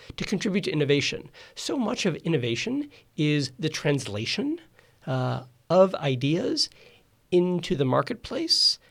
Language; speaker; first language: English; native; English